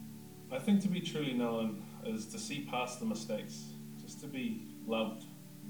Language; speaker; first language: English; native; English